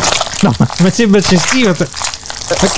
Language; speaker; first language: Italian; native; Italian